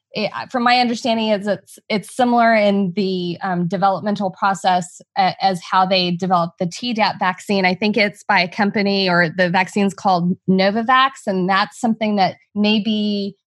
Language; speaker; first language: English; native; English